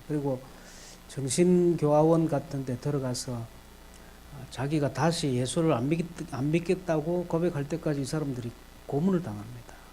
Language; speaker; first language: Korean; native; Korean